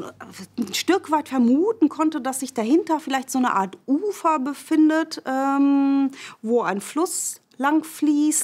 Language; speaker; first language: German; native; German